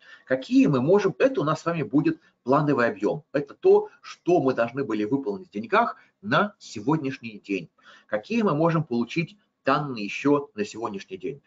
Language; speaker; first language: Russian; native; Russian